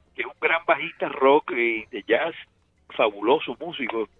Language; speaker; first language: Spanish; native; Spanish